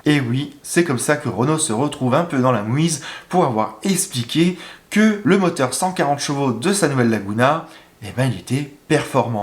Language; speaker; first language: French; native; French